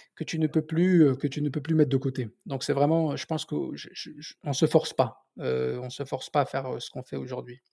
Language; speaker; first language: French; non-native, local second language; Berber languages